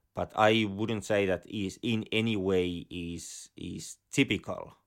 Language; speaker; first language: English; non-native, fluent; Finnish